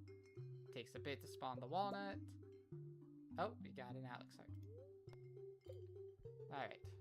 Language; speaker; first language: English; native; English